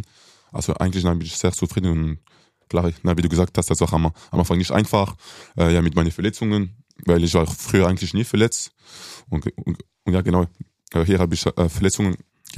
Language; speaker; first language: German; non-native, local second language; French